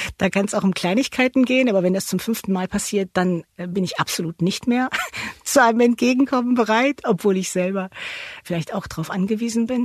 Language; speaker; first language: German; native; German